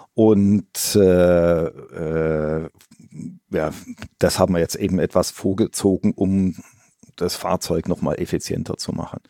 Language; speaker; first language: German; native; German